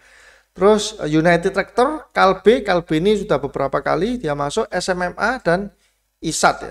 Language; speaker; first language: Indonesian; native; Indonesian